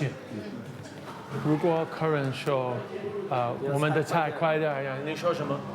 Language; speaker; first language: Chinese; non-native, learner; English